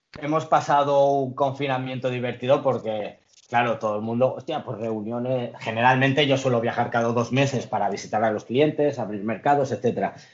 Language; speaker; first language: Spanish; early bilingual, other home language; Arabic